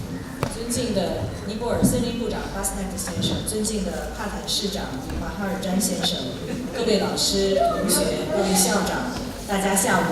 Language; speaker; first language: Chinese; native; Chinese